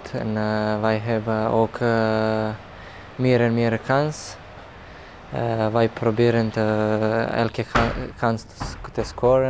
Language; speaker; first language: Dutch; non-native, learner; Serbian